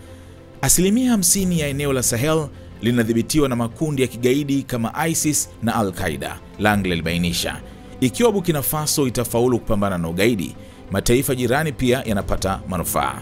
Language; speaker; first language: Swahili; native; Swahili